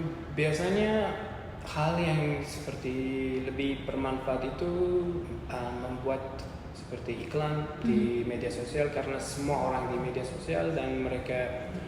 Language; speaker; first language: Indonesian; non-native, learner; Uzbek